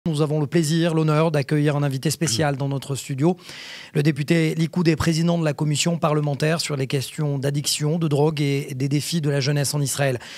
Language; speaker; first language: French; native; French